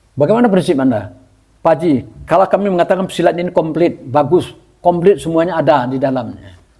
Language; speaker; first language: Malay; non-native, local second language; Minangkabau